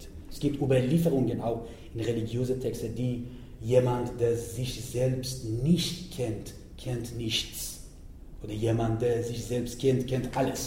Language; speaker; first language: German; non-native, learner; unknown